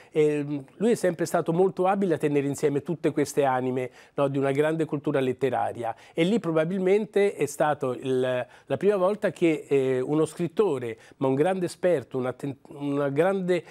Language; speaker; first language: Italian; native; Italian